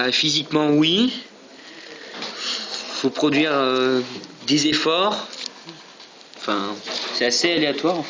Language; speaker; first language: French; native; French